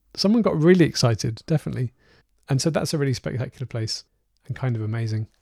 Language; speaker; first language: English; native; English